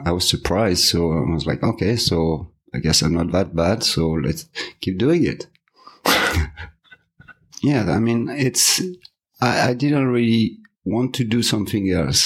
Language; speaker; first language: English; non-native, fluent; French